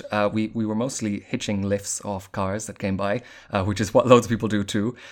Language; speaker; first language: English; native; English